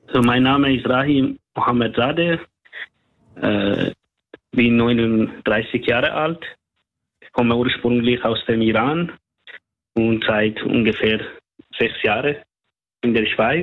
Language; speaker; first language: German; non-native, fluent; Persian